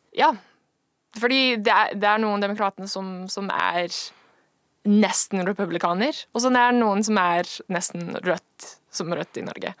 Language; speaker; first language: Norwegian; non-native, fluent; English